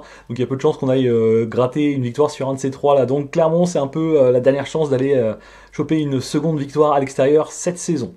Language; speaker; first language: French; native; French